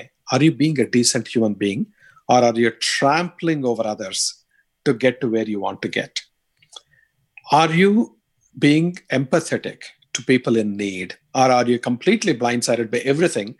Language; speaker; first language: English; non-native, local second language; Tamil